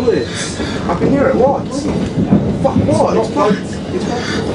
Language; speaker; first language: English; native; English